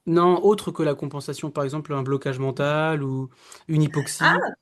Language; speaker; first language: French; native; French